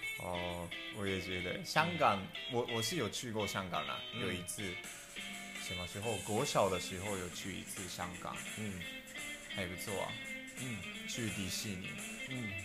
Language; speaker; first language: Chinese; non-native, fluent; Japanese